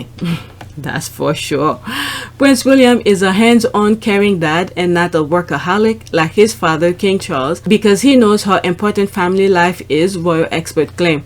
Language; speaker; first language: English; non-native, fluent; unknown